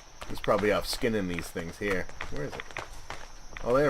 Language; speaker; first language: English; native; English